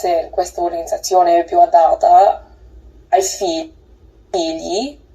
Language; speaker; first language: Italian; non-native, learner; English